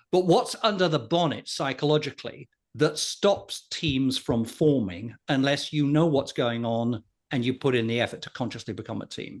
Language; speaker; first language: English; native; English